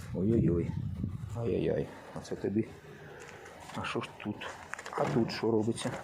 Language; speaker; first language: Ukrainian; non-native, fluent; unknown